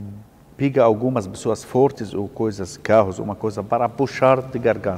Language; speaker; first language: Portuguese; non-native, learner; Arabic